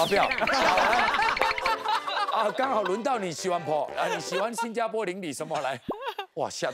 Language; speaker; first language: Chinese; native; Chinese